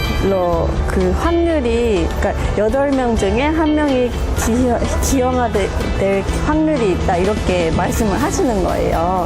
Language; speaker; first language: Korean; non-native, fluent; English